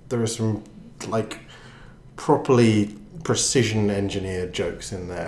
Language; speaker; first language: English; native; English